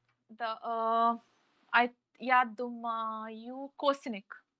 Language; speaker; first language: Russian; non-native, learner; Telugu